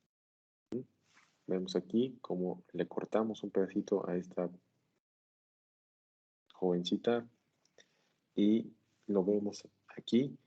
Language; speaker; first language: Spanish; native; Spanish